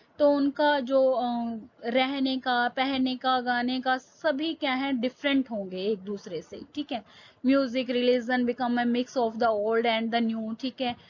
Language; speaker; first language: Hindi; native; Hindi